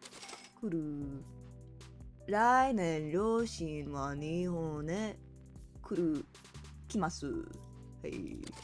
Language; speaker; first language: Japanese; non-native, learner; English